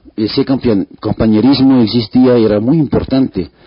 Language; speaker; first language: Spanish; non-native, fluent; French